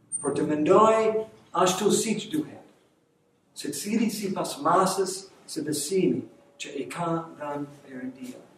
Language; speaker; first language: Albanian; non-native, fluent; English